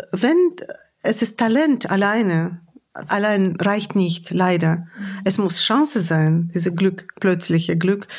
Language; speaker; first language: German; non-native, fluent; Russian